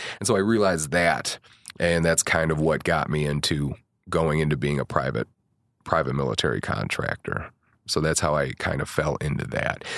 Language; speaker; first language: English; native; English